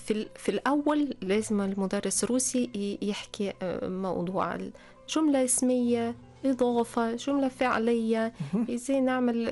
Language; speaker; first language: Arabic; non-native, fluent; Russian